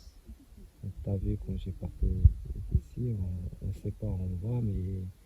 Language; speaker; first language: French; non-native, local second language; Arabic